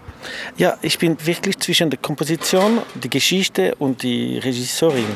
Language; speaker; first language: German; non-native, fluent; French